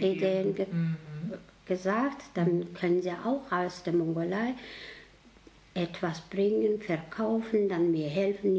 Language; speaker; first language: German; non-native, learner; Mongolian